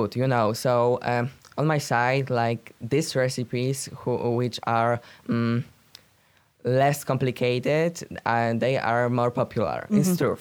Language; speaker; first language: English; non-native, learner; Polish